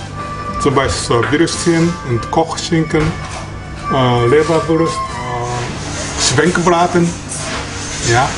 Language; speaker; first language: German; non-native, learner; Japanese